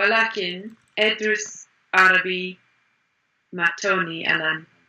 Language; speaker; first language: Arabic; non-native, learner; English